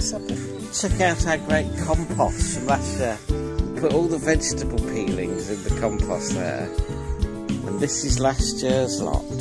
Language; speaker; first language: English; native; English